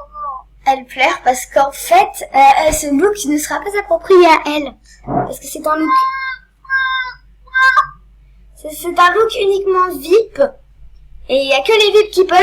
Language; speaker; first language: French; native; French